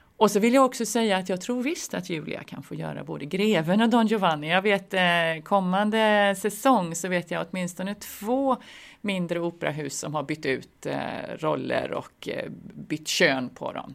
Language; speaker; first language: Swedish; native; Swedish